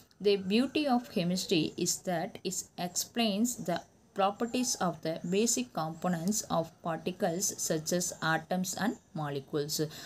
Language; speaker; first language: English; non-native, local second language; Tamil